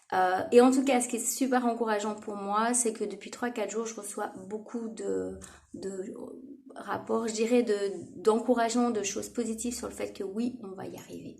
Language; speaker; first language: French; native; French